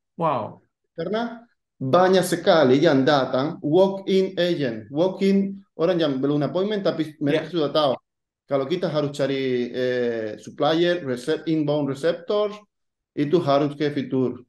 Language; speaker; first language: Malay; non-native, fluent; Spanish